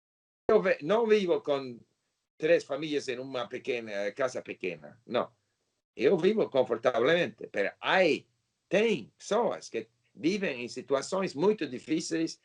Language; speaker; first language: Portuguese; non-native, learner; English